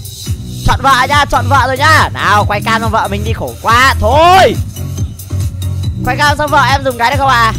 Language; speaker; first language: Vietnamese; native; Vietnamese